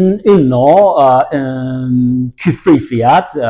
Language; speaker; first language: Welsh; non-native, learner; English